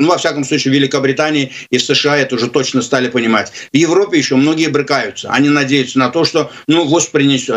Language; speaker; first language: Russian; non-native, local second language; Azerbaijani